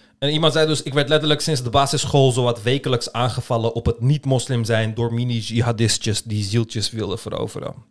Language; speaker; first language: Dutch; early bilingual, other home language; Turkish